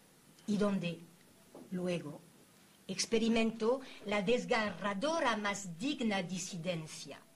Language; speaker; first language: Spanish; native; Spanish